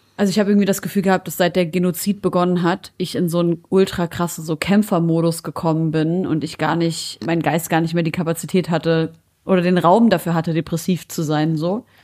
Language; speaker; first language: German; early bilingual, other home language; Arabic